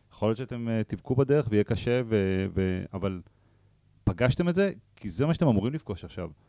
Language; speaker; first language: Hebrew; native; Hebrew